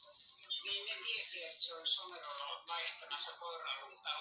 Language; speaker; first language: Finnish; native; Finnish